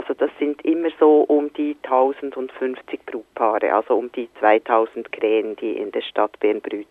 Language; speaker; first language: German; native; German